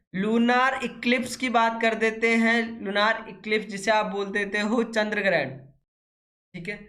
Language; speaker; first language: Hindi; native; Hindi